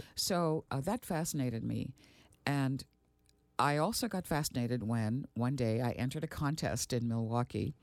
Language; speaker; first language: English; early bilingual, other home language; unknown